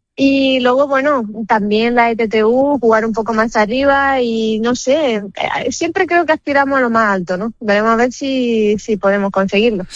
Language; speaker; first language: Spanish; non-native, fluent; Romanian